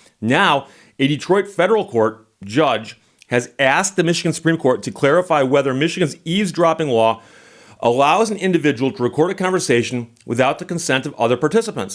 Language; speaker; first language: English; native; English